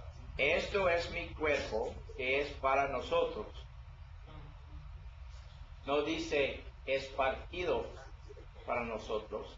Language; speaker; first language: Spanish; non-native, learner; English